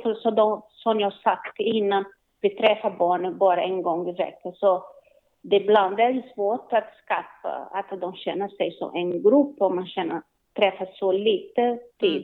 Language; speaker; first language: Swedish; non-native, learner; Portuguese